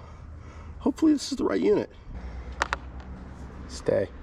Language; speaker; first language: English; native; English